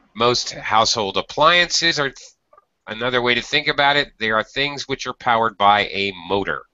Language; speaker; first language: English; native; English